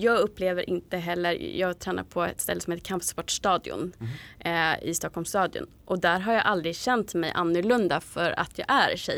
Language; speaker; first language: Swedish; native; Swedish